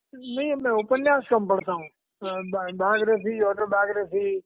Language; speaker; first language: Hindi; native; Hindi